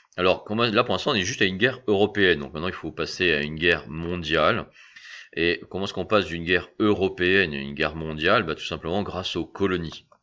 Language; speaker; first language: French; native; French